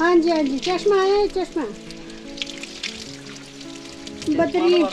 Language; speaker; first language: Hindi; non-native, local second language; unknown